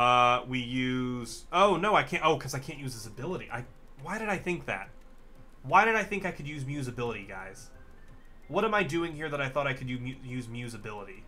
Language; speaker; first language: English; native; English